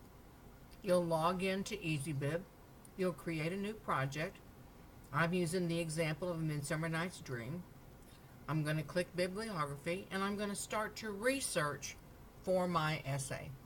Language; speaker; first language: English; native; English